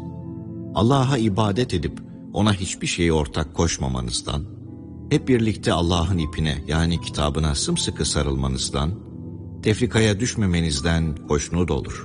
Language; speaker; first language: Turkish; native; Turkish